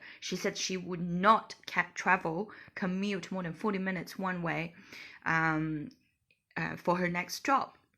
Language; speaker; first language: English; non-native, fluent; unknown